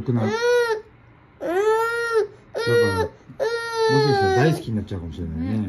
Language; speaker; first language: Japanese; native; Japanese